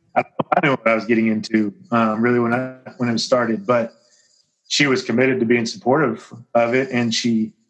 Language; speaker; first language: English; native; English